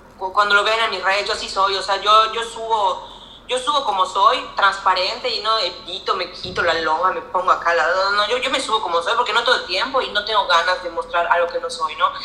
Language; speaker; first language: Spanish; native; Spanish